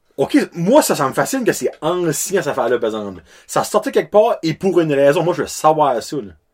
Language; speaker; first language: French; native; French